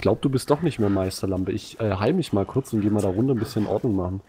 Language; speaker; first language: German; native; German